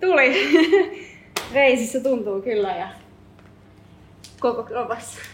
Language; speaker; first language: Finnish; native; Finnish